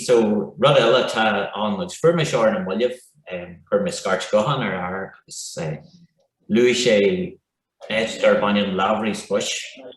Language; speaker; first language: Irish; non-native, local second language; English